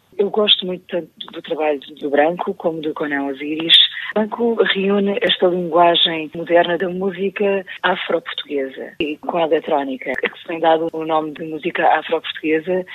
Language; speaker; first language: Portuguese; native; Portuguese